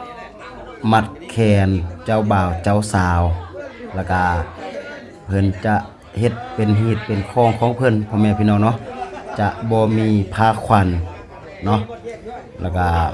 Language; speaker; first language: Thai; non-native, local second language; Lao